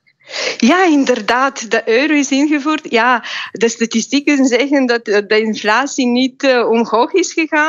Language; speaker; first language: Dutch; non-native, fluent; Bulgarian